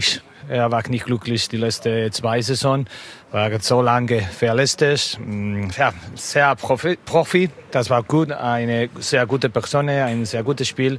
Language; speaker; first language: German; non-native, learner; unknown